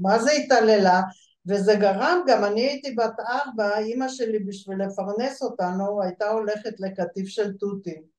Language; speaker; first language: Hebrew; early bilingual, other home language; Bulgarian